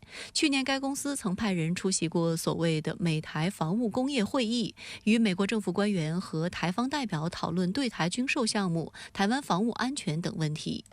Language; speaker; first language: Chinese; native; Chinese